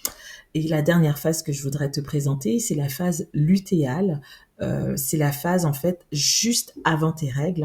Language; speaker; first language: French; native; French